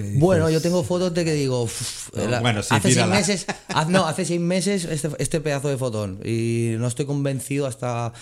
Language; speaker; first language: Spanish; native; Spanish